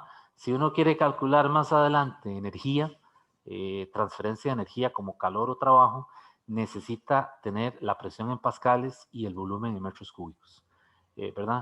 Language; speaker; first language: Spanish; native; Spanish